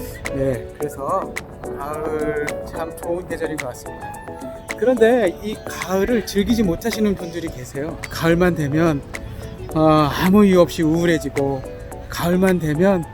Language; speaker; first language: Korean; native; Korean